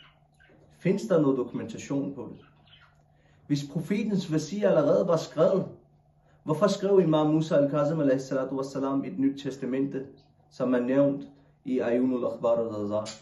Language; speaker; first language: Danish; non-native, local second language; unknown